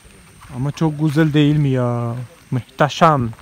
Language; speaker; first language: Turkish; non-native, fluent; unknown